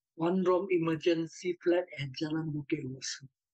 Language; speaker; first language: English; non-native, local second language; Min Nan Chinese